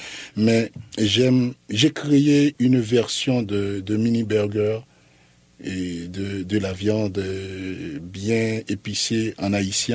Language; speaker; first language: French; non-native, local second language; Haitian Creole